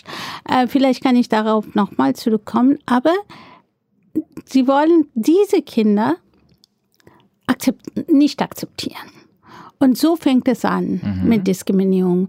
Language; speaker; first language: German; non-native, fluent; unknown